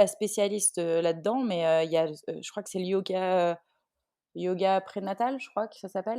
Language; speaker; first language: French; native; French